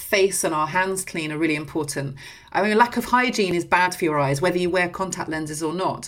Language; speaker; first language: English; native; English